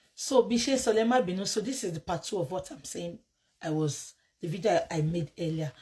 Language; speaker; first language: English; non-native, local second language; Yoruba